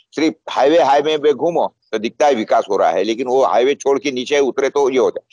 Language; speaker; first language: Hindi; non-native, local second language; Marathi